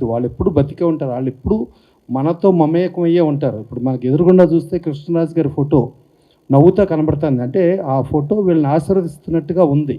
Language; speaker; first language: Telugu; native; Telugu